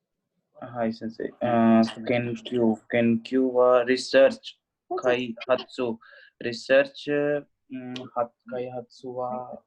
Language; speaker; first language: Japanese; non-native, learner; Hindi